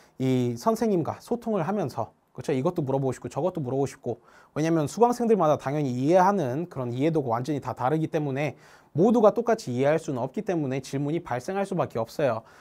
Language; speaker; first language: Korean; native; Korean